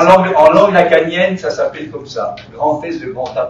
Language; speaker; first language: French; native; French